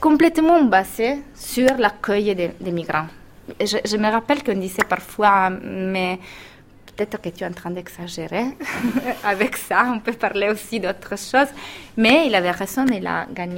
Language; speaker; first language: French; non-native, fluent; Italian